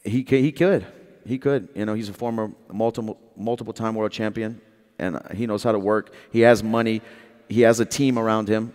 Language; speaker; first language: English; native; English